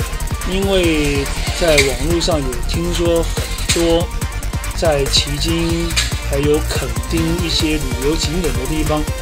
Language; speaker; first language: Chinese; native; Chinese